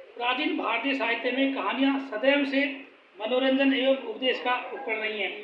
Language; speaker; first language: Hindi; native; Hindi